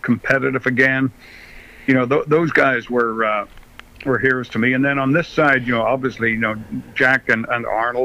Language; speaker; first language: English; native; English